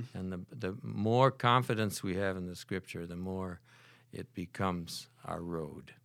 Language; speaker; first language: English; native; English